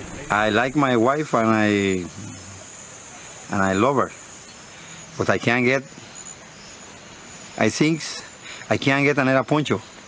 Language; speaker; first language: English; non-native, learner; Spanish